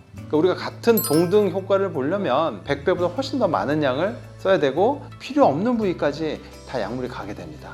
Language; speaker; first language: Korean; native; Korean